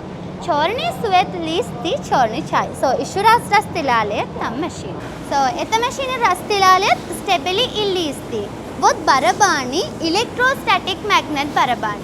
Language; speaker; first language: Russian; non-native, learner; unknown